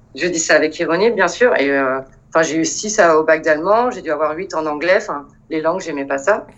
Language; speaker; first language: French; native; French